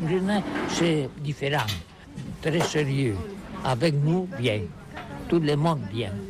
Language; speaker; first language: French; non-native, learner; Catalan